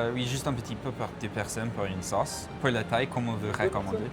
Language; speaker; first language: French; non-native, learner; English